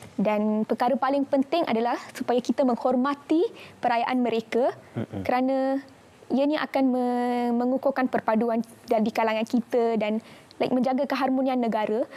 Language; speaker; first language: Malay; non-native, local second language; English